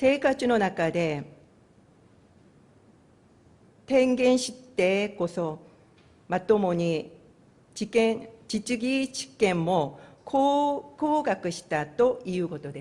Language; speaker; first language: Japanese; non-native, fluent; Korean